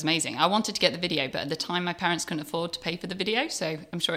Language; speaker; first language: English; native; English